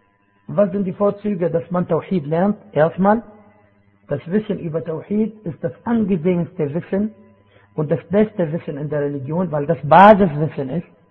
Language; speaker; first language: German; non-native, fluent; Arabic